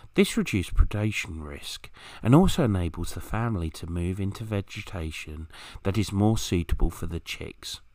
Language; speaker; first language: English; native; English